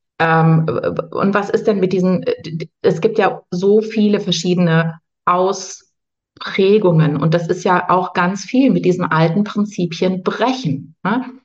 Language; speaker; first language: German; native; German